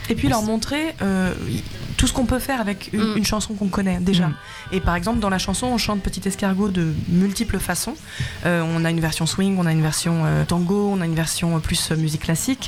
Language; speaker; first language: French; native; French